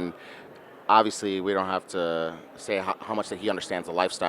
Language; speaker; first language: English; native; English